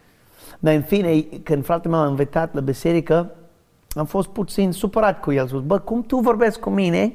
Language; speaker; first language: Romanian; non-native, learner; English